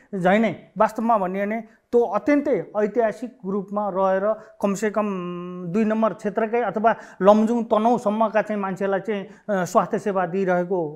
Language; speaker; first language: Nepali; native; Nepali